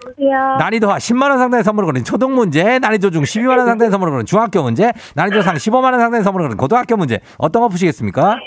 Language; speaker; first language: Korean; native; Korean